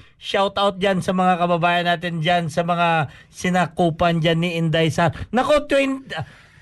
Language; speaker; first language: Filipino; non-native, local second language; Cebuano